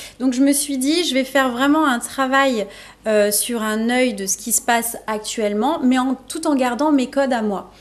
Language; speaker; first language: French; native; French